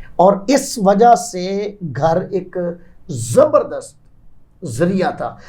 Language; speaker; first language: Urdu; non-native, local second language; Punjabi